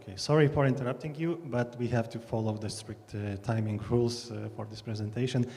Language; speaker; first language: English; non-native, fluent; Lithuanian